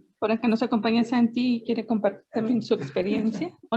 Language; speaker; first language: Spanish; native; Spanish